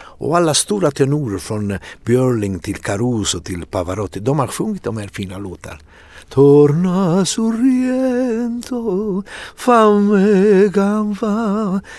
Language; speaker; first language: Swedish; non-native, fluent; Italian